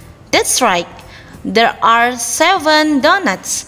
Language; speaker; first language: English; non-native, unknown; Indonesian